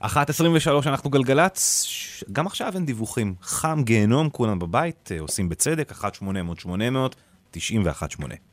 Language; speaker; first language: Hebrew; native; Hebrew